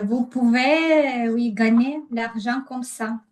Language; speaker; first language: French; non-native, learner; Ukrainian